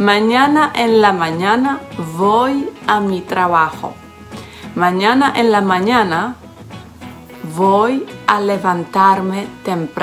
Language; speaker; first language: Spanish; non-native, fluent; Polish